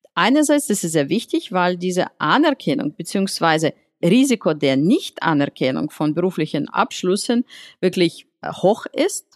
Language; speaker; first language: German; non-native, fluent; Russian